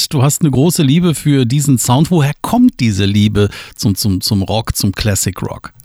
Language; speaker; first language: German; native; German